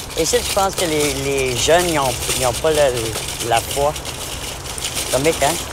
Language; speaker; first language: French; native; French